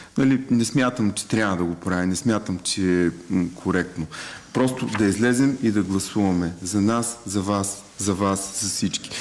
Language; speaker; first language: Bulgarian; native; Bulgarian